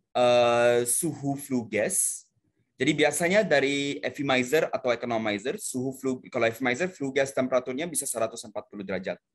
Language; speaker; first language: Indonesian; non-native, fluent; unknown